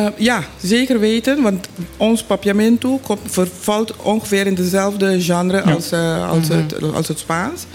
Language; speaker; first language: Dutch; non-native, local second language; Papiamento